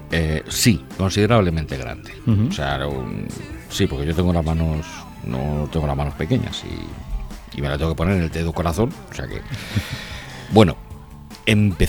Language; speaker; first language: Spanish; native; Spanish